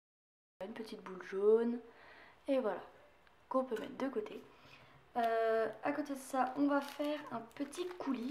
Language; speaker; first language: French; native; French